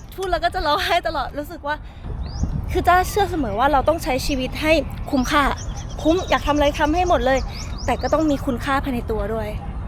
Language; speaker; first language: Thai; early bilingual, other home language; Italian